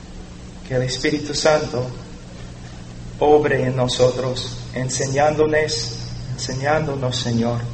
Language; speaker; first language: Spanish; non-native, fluent; English